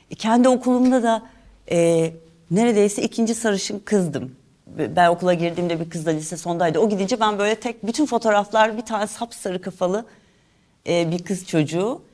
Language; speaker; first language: Turkish; native; Turkish